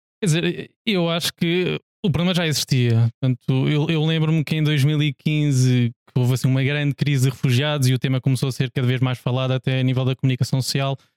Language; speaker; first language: Portuguese; native; Portuguese